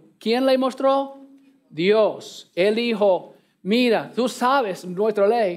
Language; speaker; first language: Spanish; non-native, learner; English